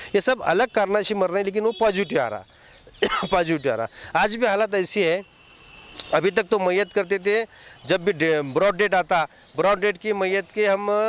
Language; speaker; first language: Hindi; non-native, local second language; Urdu